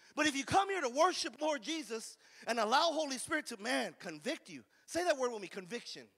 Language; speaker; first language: English; native; English